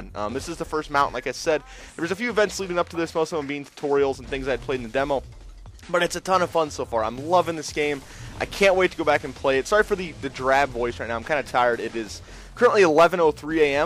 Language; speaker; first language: English; native; English